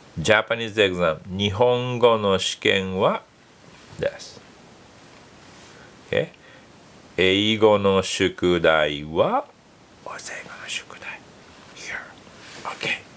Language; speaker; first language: Japanese; non-native, fluent; English